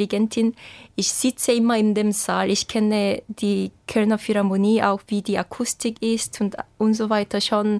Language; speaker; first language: German; non-native, fluent; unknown